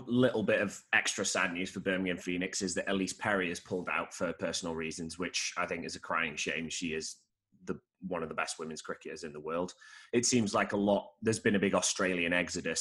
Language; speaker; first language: English; native; English